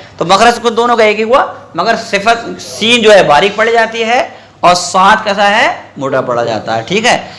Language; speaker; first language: Urdu; native; Urdu